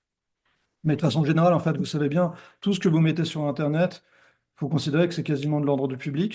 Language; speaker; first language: French; native; French